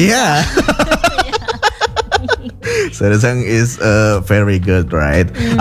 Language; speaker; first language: English; non-native, fluent; Indonesian